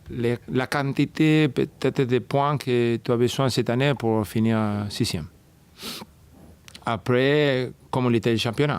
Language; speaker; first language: French; non-native, fluent; Spanish